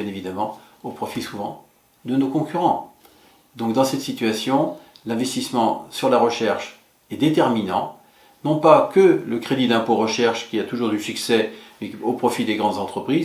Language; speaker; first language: French; native; French